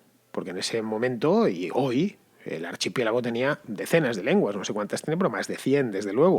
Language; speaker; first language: Spanish; native; Spanish